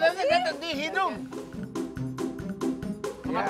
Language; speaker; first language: Indonesian; non-native, learner; Japanese